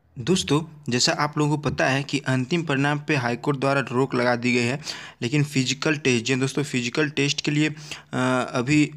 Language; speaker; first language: Hindi; native; Hindi